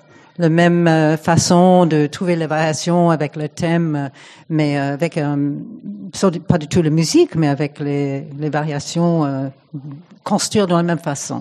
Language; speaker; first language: French; non-native, fluent; English